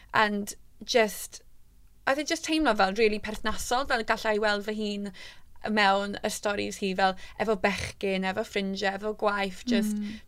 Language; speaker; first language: Welsh; non-native, local second language; English